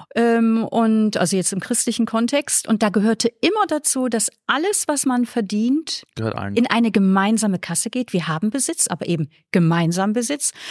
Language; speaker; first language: German; native; German